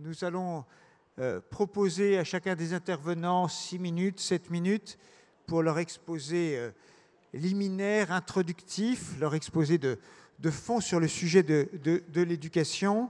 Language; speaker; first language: French; native; French